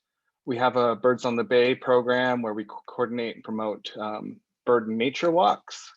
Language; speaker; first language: English; native; English